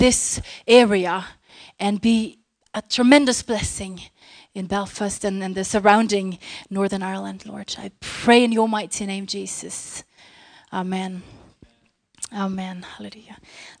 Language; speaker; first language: English; non-native, fluent; Norwegian